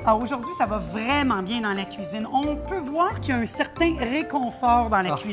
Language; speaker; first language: French; native; French